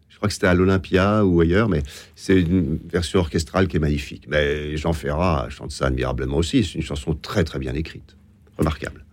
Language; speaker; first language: French; native; French